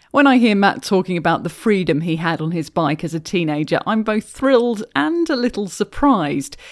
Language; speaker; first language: English; native; English